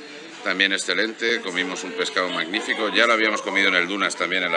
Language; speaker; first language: Spanish; native; Spanish